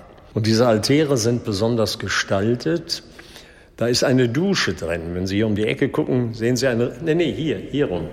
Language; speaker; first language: German; native; German